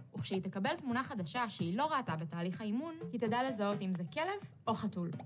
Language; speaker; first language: Hebrew; early bilingual, other home language; Russian